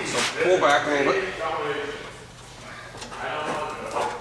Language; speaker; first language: English; native; English